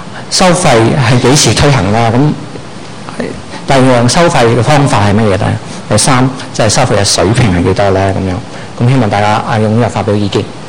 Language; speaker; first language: Cantonese; native; Cantonese